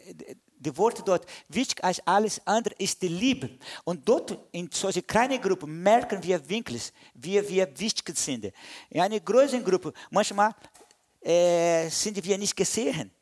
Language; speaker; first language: German; non-native, fluent; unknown